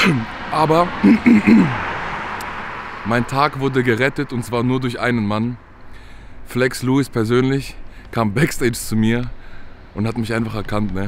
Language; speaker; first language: German; native; German